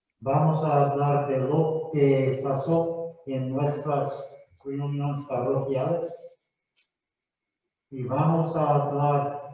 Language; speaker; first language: Spanish; non-native, fluent; English